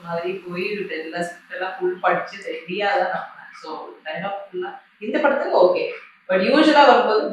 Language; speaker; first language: Tamil; non-native, learner; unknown